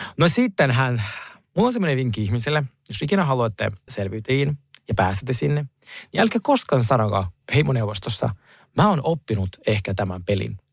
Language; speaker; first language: Finnish; non-native, fluent; Russian